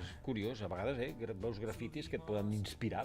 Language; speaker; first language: Catalan; native; Catalan